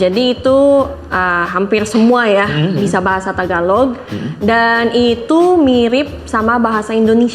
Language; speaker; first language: Indonesian; non-native, learner; Filipino